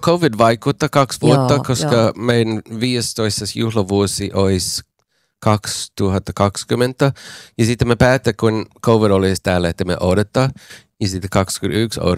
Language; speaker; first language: Finnish; non-native, fluent; English